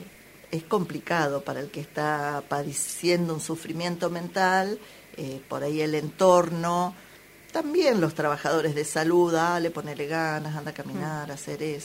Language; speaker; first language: Spanish; native; Spanish